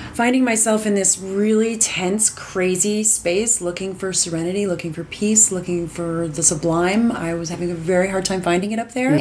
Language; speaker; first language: English; native; English